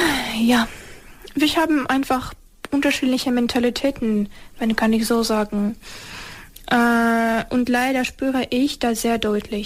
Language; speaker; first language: German; non-native, learner; Ukrainian